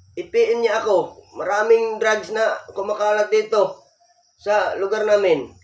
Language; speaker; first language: Filipino; non-native, local second language; Cebuano